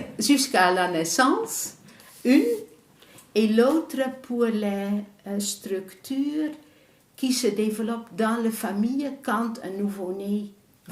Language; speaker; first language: French; non-native, fluent; Dutch